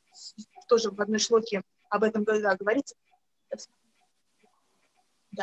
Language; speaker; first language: Russian; native; Russian